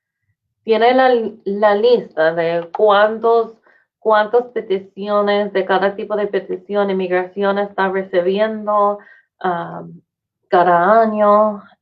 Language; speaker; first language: Spanish; non-native, fluent; English